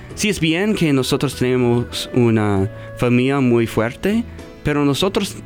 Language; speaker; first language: Spanish; non-native, learner; English